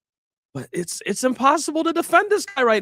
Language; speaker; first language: English; native; English